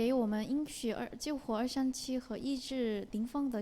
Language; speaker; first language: Chinese; non-native, learner; Korean